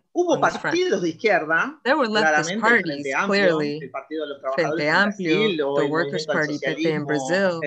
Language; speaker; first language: English; non-native, fluent; Spanish